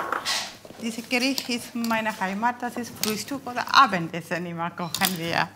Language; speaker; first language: German; non-native, learner; Tamil